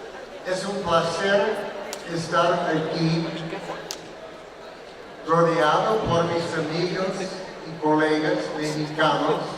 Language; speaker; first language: Spanish; non-native, learner; English